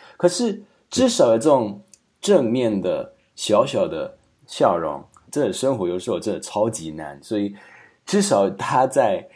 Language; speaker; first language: Chinese; non-native, fluent; Slovak